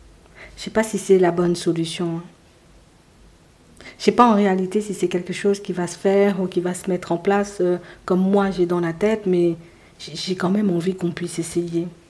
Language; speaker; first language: French; native; French